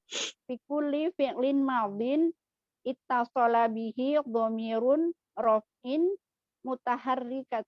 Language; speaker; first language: Arabic; non-native, learner; Indonesian